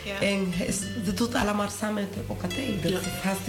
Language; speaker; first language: Dutch; non-native, learner; Spanish